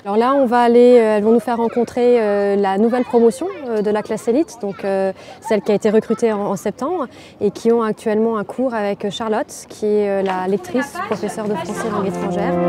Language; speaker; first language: French; native; French